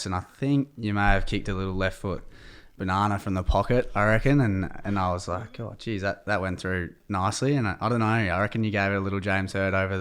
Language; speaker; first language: English; native; English